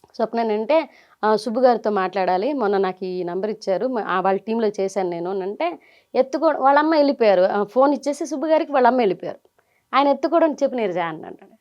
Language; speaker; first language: Telugu; native; Telugu